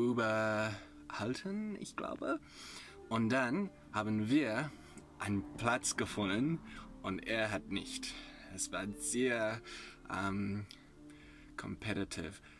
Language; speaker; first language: German; non-native, learner; English